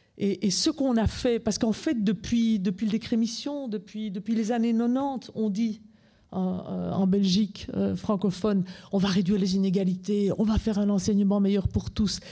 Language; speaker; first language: French; native; French